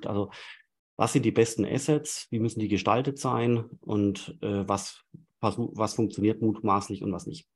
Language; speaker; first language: German; native; German